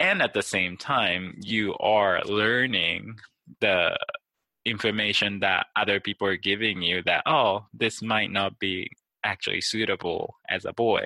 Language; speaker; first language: English; non-native, fluent; Japanese